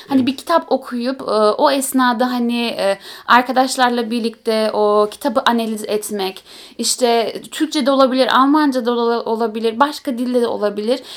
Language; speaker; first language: Turkish; early bilingual, heritage; Turkish